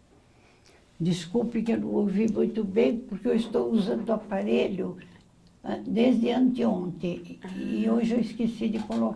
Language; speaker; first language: Portuguese; early bilingual, other home language; Arabic